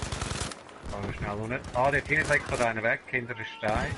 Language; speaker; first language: German; native; German